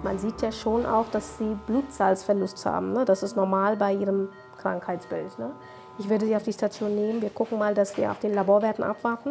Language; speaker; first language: German; non-native, fluent; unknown